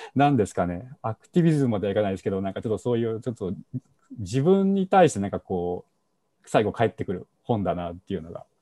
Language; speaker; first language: Japanese; native; Japanese